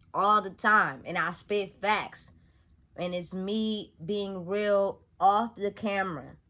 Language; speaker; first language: English; native; English